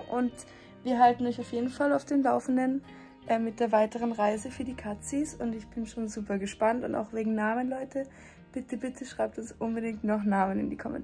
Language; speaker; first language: German; native; German